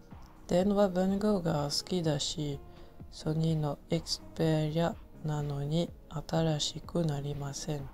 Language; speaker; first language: Japanese; non-native, learner; French